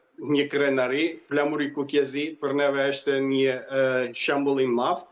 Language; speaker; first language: Albanian; early bilingual, heritage; Albanian